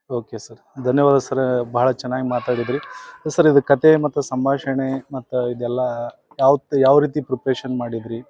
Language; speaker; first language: Kannada; native; Kannada